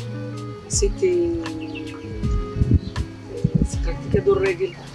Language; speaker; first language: Hebrew; non-native, local second language; Arabic